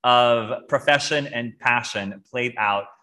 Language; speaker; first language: English; non-native, local second language; Filipino